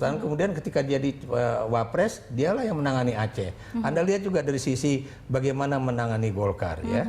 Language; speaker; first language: Indonesian; native; Indonesian